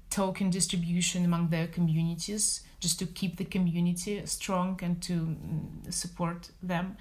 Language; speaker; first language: English; non-native, fluent; Russian